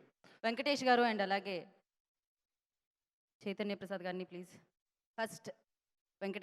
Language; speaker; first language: Telugu; native; Telugu